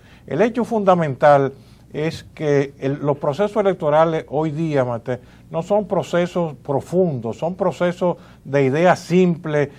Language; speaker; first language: Spanish; native; Spanish